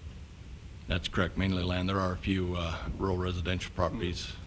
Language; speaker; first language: English; native; English